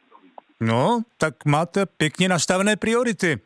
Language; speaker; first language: Czech; native; Czech